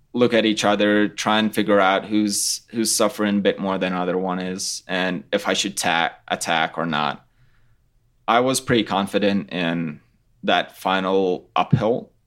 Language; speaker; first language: English; non-native, fluent; Latvian